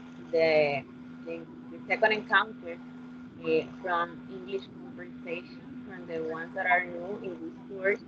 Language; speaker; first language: English; non-native, fluent; Spanish